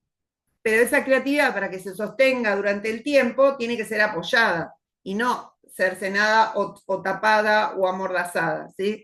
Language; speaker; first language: Spanish; native; Spanish